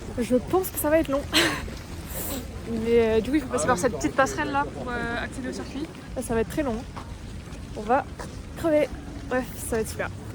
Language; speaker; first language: French; native; French